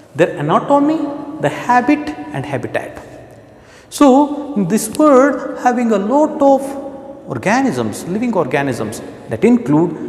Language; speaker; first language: English; non-native, local second language; Kannada